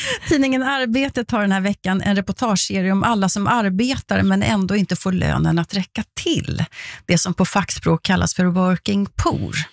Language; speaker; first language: Swedish; native; Swedish